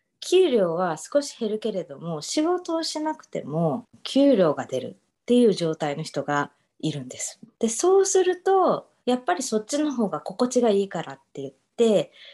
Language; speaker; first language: Japanese; native; Japanese